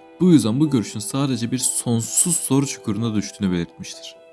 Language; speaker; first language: Turkish; native; Turkish